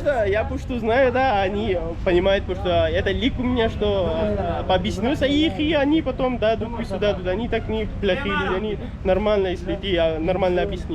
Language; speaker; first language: Russian; non-native, learner; Pashto